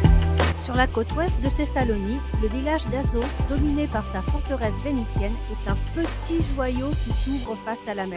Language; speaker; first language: French; native; French